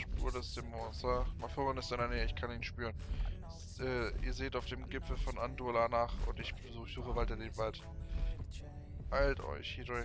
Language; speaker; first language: German; native; German